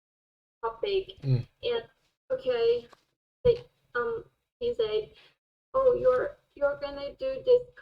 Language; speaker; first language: English; non-native, fluent; Thai